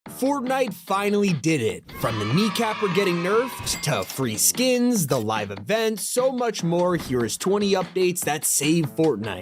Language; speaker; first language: English; native; English